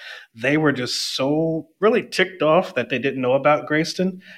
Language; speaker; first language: English; native; English